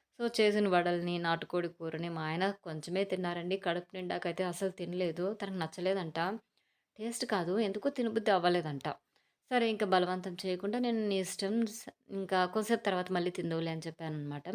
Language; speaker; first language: Telugu; native; Telugu